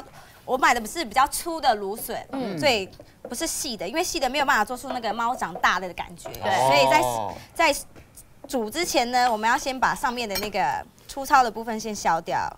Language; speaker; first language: Chinese; native; Chinese